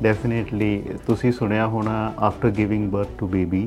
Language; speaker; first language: English; non-native, local second language; Punjabi